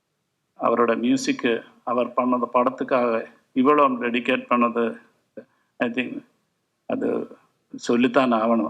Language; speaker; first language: Tamil; non-native, local second language; Malayalam